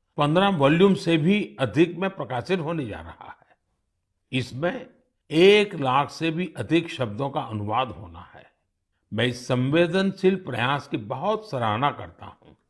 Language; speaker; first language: Hindi; non-native, local second language; Gujarati